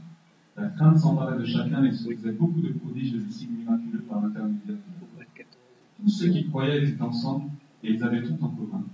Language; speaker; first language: French; native; French